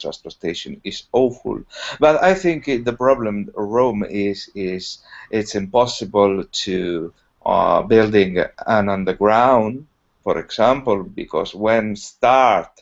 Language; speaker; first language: English; non-native, learner; Italian